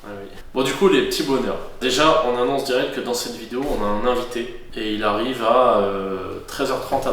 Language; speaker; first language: French; native; French